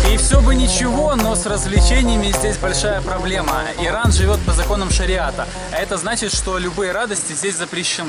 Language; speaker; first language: Russian; native; Russian